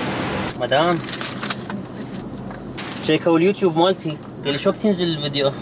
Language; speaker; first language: Arabic; native; Arabic